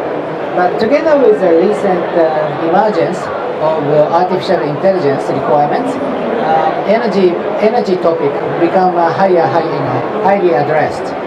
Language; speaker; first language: English; non-native, fluent; Japanese